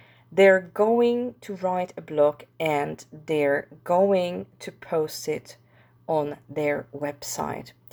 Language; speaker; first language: English; non-native, fluent; Czech